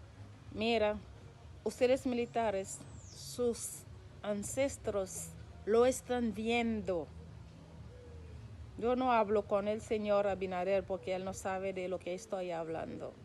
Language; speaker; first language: Spanish; non-native, local second language; Haitian Creole